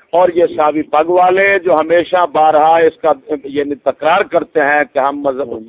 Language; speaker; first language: Urdu; native; Urdu